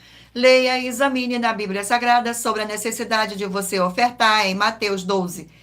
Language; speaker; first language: Portuguese; native; Portuguese